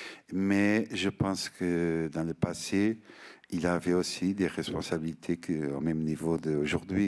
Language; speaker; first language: French; non-native, fluent; Portuguese